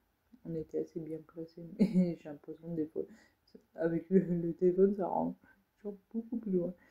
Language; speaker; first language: French; native; French